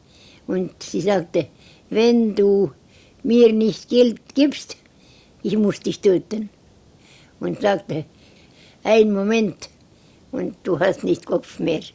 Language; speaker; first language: German; non-native, learner; Estonian